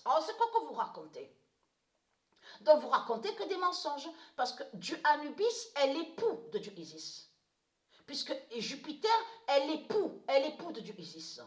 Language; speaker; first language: French; native; French